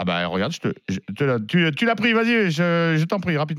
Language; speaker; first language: French; native; French